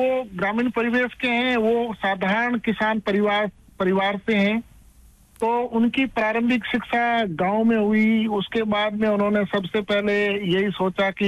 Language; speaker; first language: Hindi; native; Hindi